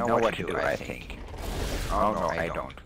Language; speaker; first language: English; non-native, learner; German